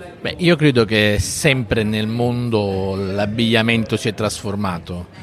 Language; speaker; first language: Italian; native; Italian